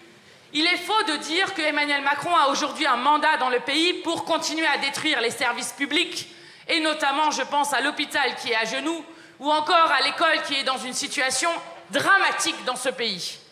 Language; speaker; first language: French; native; French